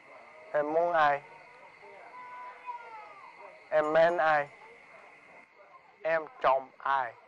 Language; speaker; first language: Vietnamese; non-native, learner; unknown